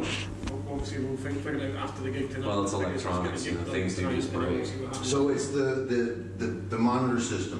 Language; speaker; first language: English; native; English